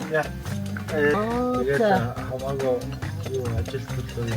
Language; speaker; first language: Korean; non-native, fluent; Mongolian